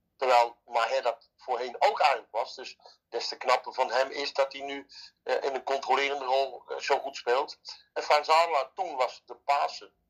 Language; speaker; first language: Dutch; native; Dutch